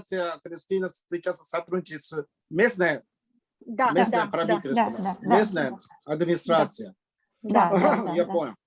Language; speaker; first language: Russian; non-native, learner; Japanese